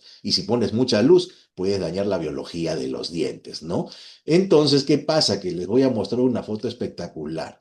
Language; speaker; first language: Spanish; native; Spanish